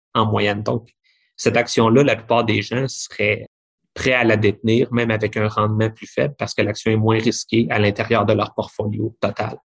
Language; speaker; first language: French; native; French